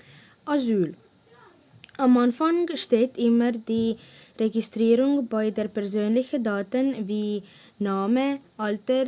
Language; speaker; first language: German; non-native, learner; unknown